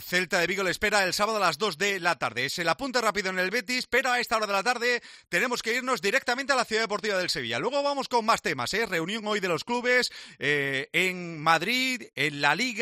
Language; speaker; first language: Spanish; native; Spanish